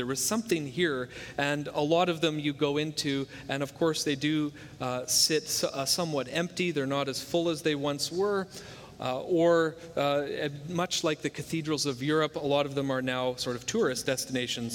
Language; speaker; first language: English; native; English